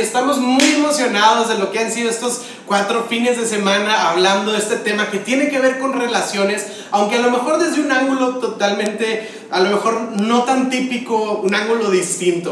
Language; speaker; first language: Spanish; native; Spanish